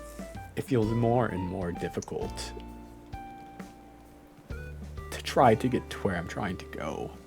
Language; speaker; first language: English; native; English